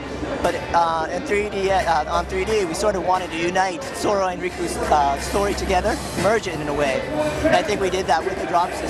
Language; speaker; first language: English; non-native, fluent; Japanese